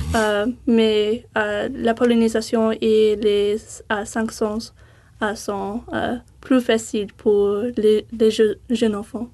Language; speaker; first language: French; non-native, fluent; English